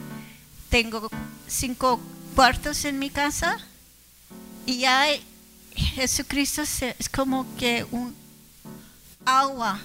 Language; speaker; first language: Spanish; early bilingual, heritage; English